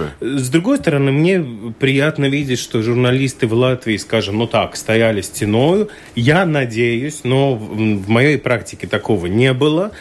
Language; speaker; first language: Russian; non-native, local second language; Latvian